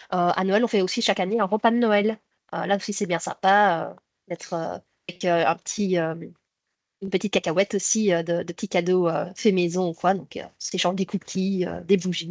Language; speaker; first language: French; native; French